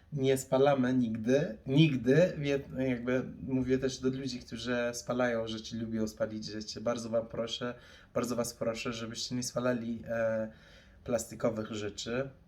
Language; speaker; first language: Polish; non-native, fluent; Persian